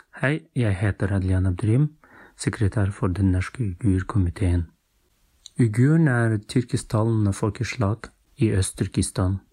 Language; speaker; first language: Norwegian; non-native, fluent; Uyghur